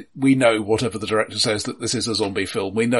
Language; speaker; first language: English; native; English